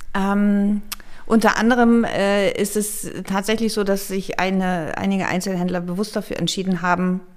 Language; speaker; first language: German; native; German